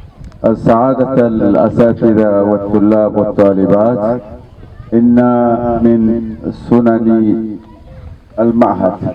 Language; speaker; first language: Arabic; non-native, fluent; Indonesian